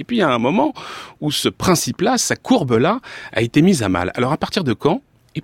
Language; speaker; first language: French; native; French